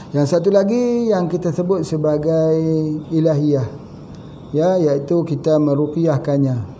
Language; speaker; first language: Malay; native; Malay